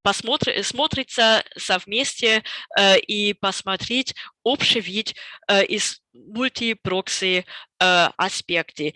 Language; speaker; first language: Russian; non-native, fluent; German